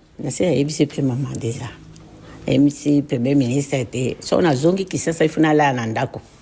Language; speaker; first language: Lingala; non-native, local second language; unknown